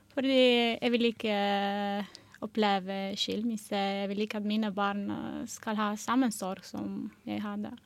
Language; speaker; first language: Norwegian; non-native, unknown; Romanian